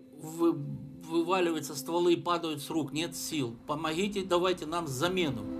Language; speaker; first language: Russian; native; Russian